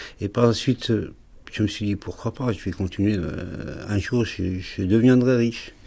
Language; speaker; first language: French; early bilingual, other home language; Arabic